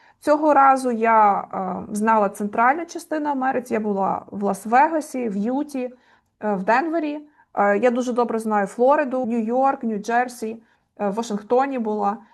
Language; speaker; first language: Ukrainian; native; Ukrainian